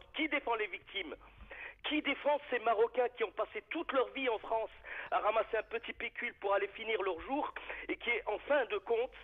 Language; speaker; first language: French; native; French